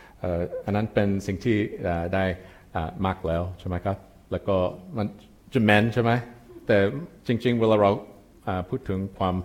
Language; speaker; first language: Thai; non-native, fluent; English